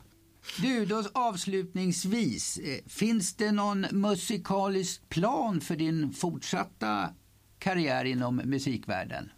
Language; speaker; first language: Swedish; native; Swedish